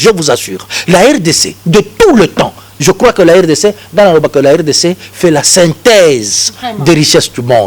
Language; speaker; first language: French; non-native, local second language; Lingala